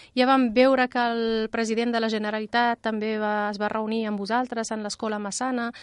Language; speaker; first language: Catalan; non-native, fluent; Riffian